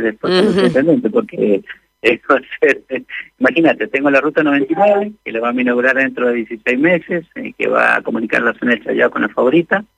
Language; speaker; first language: Spanish; native; Spanish